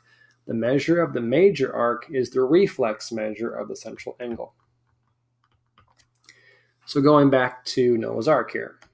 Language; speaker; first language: English; native; English